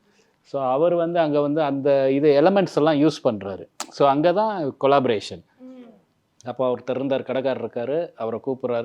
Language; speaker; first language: Tamil; native; Tamil